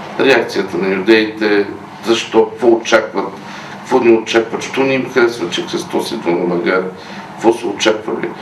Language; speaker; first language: Bulgarian; native; Bulgarian